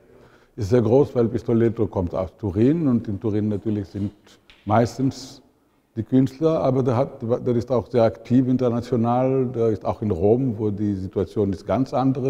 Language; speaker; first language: German; non-native, fluent; Italian